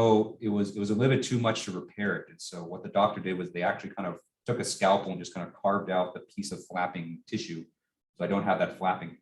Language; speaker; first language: English; native; English